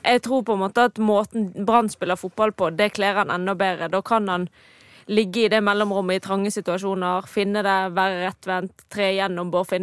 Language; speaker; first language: Norwegian; native; Norwegian